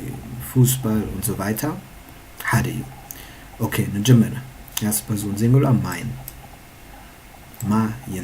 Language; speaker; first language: German; non-native, learner; Tigrinya